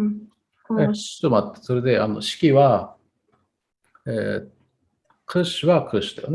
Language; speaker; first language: Japanese; non-native, fluent; Tatar